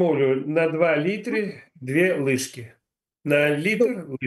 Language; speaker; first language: Polish; non-native, learner; Ukrainian